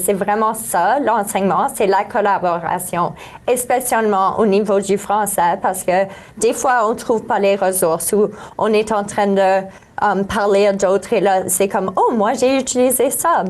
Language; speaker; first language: French; native; French